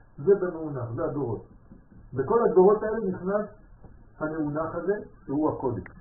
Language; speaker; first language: Hebrew; non-native, fluent; French